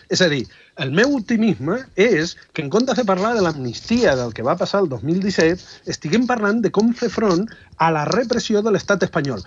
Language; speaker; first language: Catalan; non-native, fluent; Spanish